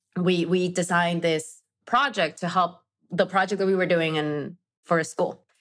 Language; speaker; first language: English; non-native, fluent; Spanish